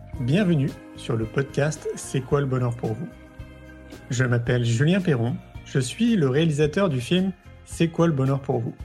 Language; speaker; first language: French; native; French